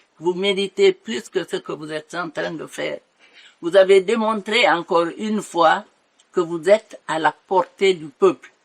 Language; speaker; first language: French; non-native, local second language; Mandingo